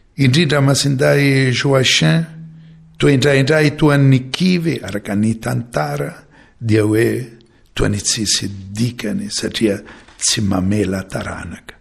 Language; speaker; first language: Malagasy; non-native, fluent; Maltese